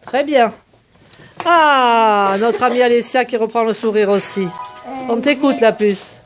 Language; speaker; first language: French; native; French